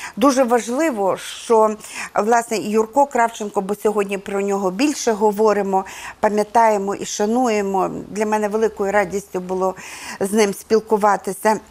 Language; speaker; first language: Ukrainian; native; Ukrainian